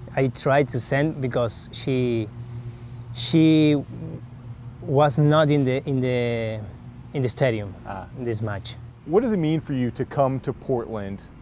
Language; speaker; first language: English; non-native, learner; Spanish